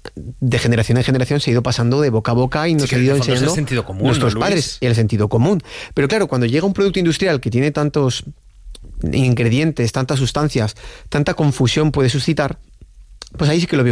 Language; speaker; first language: Spanish; native; Spanish